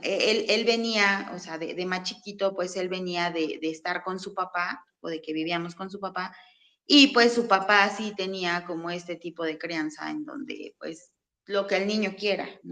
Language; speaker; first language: Spanish; native; Spanish